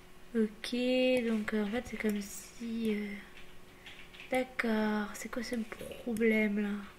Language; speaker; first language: French; native; French